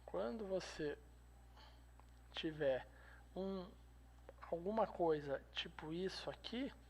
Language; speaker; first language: Portuguese; native; Portuguese